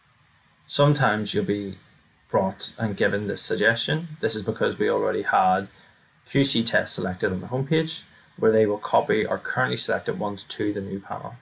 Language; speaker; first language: English; native; English